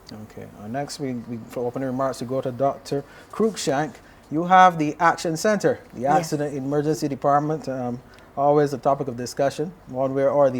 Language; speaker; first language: English; native; English